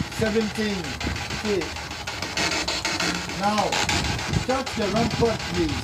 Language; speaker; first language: English; non-native, local second language; French